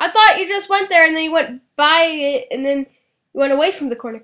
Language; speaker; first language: English; native; English